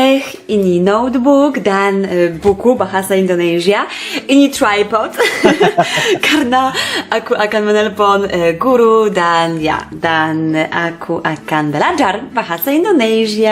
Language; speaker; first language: Indonesian; non-native, fluent; Polish